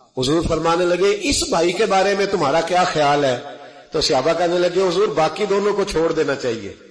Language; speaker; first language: Urdu; non-native, local second language; Punjabi